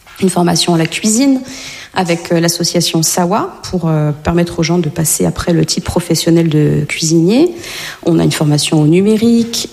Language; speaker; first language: French; native; French